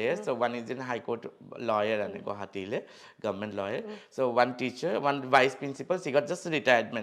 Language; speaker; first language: Malayalam; non-native, local second language; Assamese